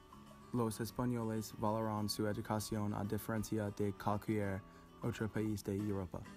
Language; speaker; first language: Spanish; non-native, learner; English